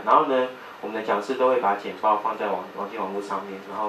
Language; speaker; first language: Chinese; native; Chinese